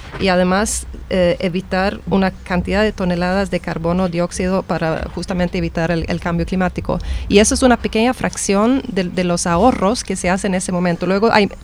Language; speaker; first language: Spanish; non-native, fluent; Swedish